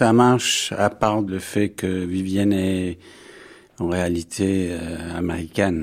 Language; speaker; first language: French; non-native, fluent; English